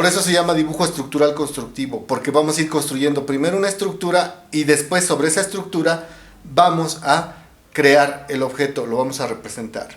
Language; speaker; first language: Spanish; native; Spanish